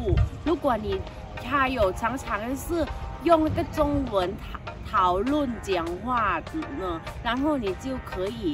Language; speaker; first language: Chinese; non-native, learner; Thai